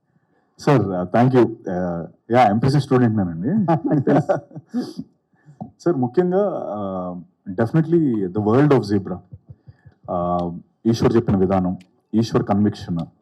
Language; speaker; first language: Telugu; native; Telugu